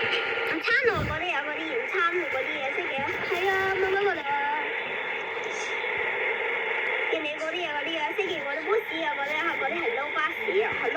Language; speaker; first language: Cantonese; early bilingual, heritage; Cantonese